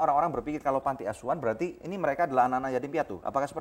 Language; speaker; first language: Indonesian; native; Indonesian